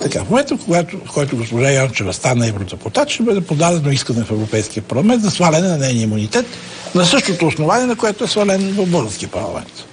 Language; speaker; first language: Bulgarian; native; Bulgarian